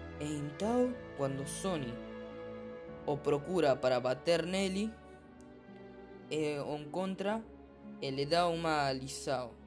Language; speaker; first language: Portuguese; non-native, learner; Spanish